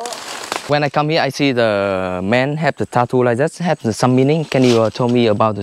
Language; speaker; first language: English; non-native, learner; Vietnamese